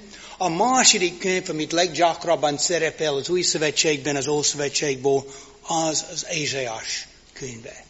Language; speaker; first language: Hungarian; non-native, fluent; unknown